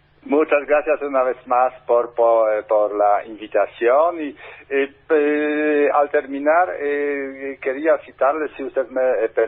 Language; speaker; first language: Spanish; non-native, fluent; Polish